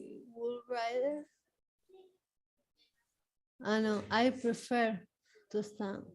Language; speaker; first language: English; non-native, learner; Spanish